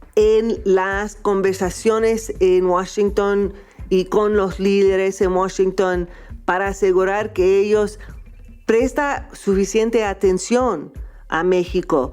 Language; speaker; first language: Spanish; non-native, fluent; English